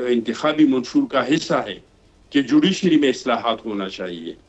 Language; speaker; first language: Urdu; non-native, local second language; Pashto